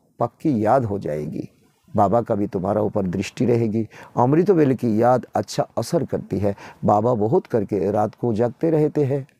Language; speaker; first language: Hindi; non-native, local second language; Bangla